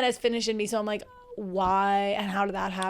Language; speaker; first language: English; native; English